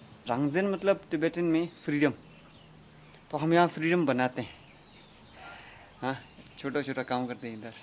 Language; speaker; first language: Hindi; non-native, local second language; Tibetan